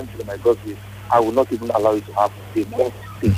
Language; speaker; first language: English; non-native, local second language; Esan